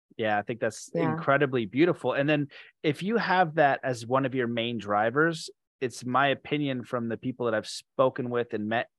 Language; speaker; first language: English; native; English